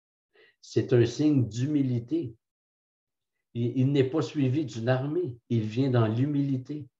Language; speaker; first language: French; native; French